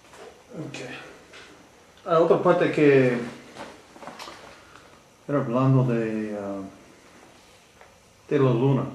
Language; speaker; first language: Spanish; non-native, learner; English